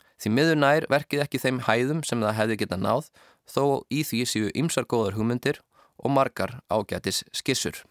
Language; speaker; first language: Icelandic; native; Icelandic